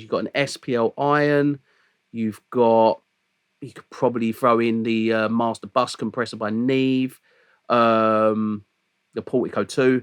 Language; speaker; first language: English; native; English